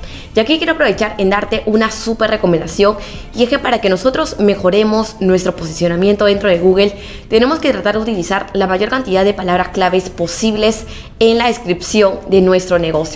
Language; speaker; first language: Spanish; native; Spanish